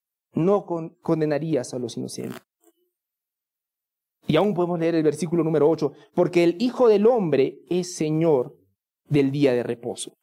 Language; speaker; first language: Spanish; native; Spanish